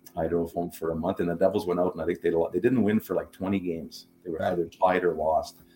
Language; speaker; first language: English; non-native, fluent; German